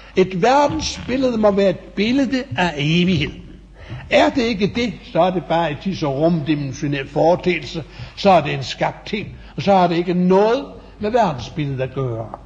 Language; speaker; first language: Danish; native; Danish